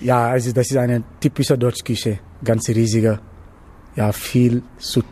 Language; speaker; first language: German; non-native, learner; Wolof